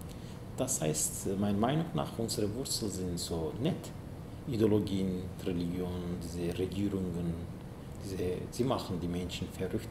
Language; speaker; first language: German; non-native, learner; Zaza